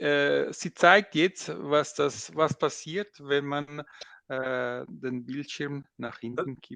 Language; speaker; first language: German; non-native, local second language; French